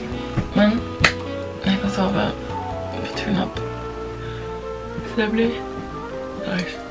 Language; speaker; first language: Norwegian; early bilingual, other home language; Portuguese